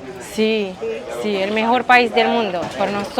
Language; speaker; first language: Spanish; non-native, learner; Romanian